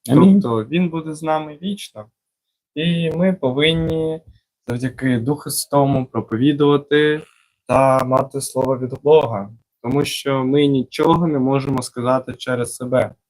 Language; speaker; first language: Ukrainian; non-native, local second language; Russian